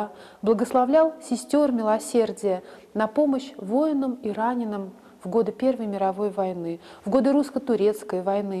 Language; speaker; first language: Russian; native; Russian